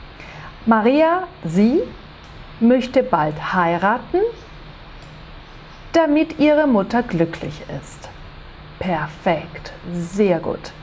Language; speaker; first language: German; non-native, fluent; Portuguese